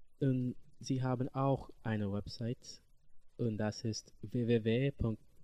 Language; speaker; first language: German; non-native, learner; English